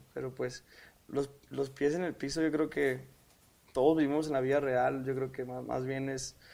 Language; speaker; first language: Spanish; native; Spanish